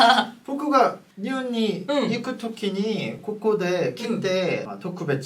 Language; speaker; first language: Japanese; non-native, fluent; Korean